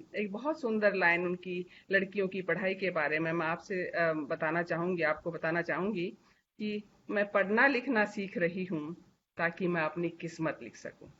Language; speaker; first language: Hindi; native; Hindi